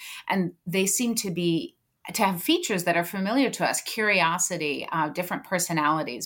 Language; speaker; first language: English; native; English